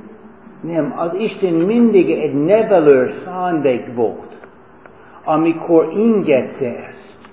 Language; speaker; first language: Hungarian; non-native, fluent; English